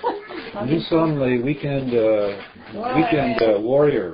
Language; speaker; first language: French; non-native, learner; English